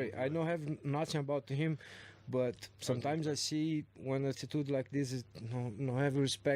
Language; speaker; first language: English; non-native, learner; Portuguese